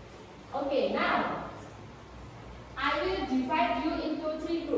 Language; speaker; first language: English; non-native, fluent; Indonesian